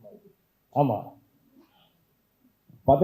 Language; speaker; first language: Tamil; native; Tamil